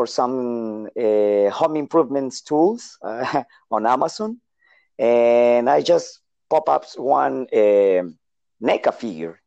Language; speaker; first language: English; non-native, learner; Spanish